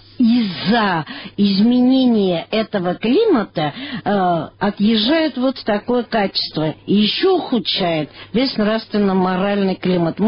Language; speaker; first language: Russian; non-native, local second language; Armenian